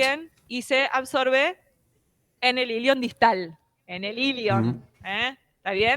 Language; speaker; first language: Spanish; native; Spanish